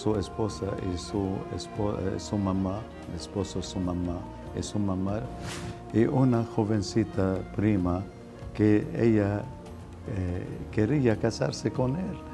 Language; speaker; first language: Spanish; non-native, fluent; Arabic